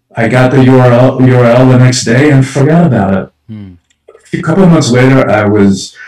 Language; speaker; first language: English; early bilingual, other home language; Spanish